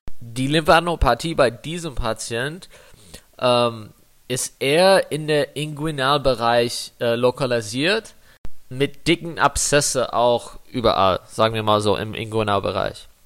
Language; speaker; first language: German; non-native, fluent; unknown